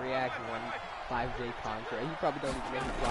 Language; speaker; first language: English; native; English